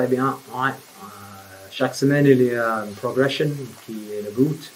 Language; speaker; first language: French; non-native, fluent; English